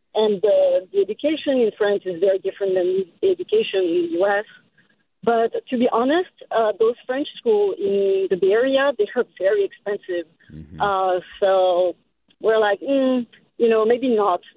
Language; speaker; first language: English; non-native, fluent; French